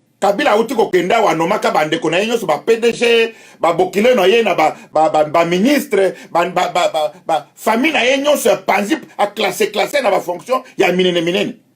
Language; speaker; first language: Lingala; non-native, local second language; Luba-Lulua